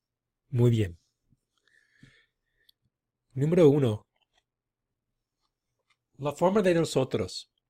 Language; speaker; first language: Spanish; non-native, fluent; English